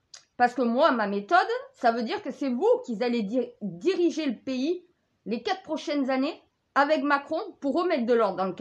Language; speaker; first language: French; native; French